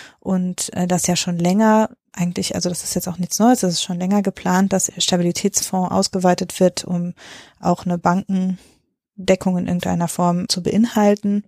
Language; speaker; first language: German; native; German